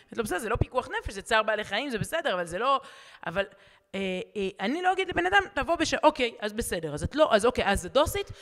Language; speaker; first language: Hebrew; native; Hebrew